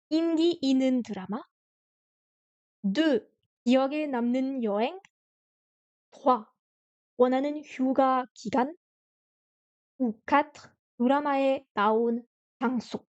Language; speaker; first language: Korean; non-native, learner; French